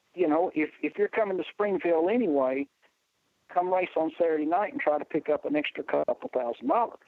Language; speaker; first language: English; native; English